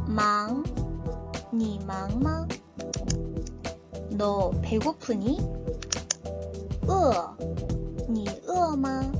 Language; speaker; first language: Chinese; non-native, fluent; Korean